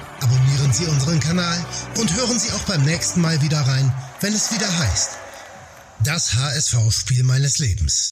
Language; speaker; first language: German; native; German